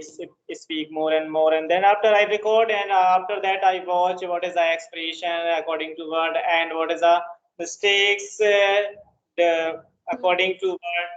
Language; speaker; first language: English; non-native, learner; Hindi